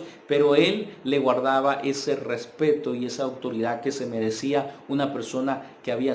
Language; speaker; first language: Spanish; native; Spanish